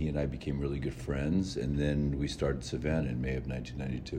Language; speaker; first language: English; native; English